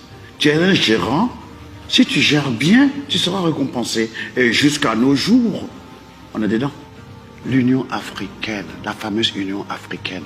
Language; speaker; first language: French; non-native, local second language; Dyula